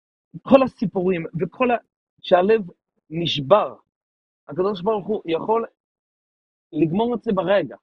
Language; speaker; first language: Hebrew; non-native, fluent; English